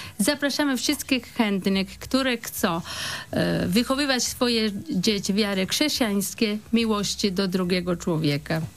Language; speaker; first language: Polish; non-native, fluent; Italian